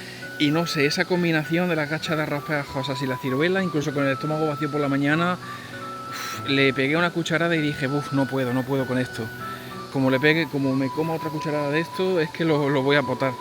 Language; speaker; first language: Spanish; native; Spanish